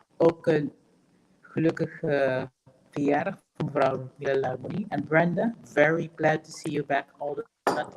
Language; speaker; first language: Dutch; non-native, local second language; Papiamento